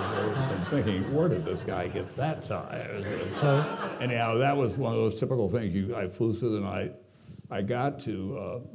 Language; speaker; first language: English; native; English